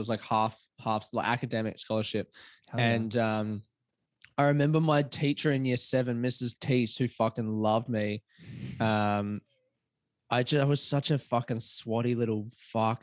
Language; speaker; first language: English; native; English